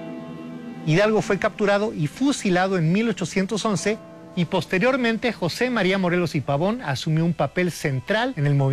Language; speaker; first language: Spanish; native; Spanish